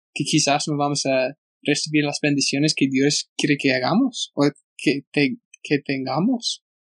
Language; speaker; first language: Spanish; non-native, fluent; English